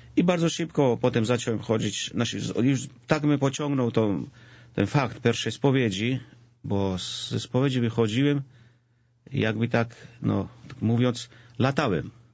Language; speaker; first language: Polish; non-native, fluent; Georgian